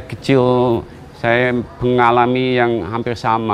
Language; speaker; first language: Indonesian; non-native, fluent; Dutch